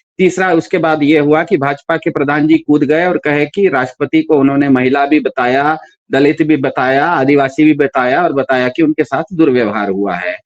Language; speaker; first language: Hindi; non-native, local second language; Kannada